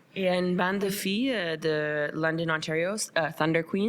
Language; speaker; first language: French; non-native, local second language; English